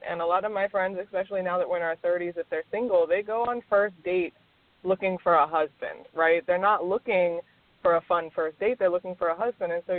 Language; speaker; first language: English; native; English